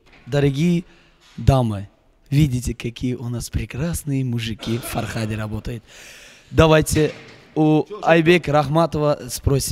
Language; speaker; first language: Russian; non-native, local second language; Uzbek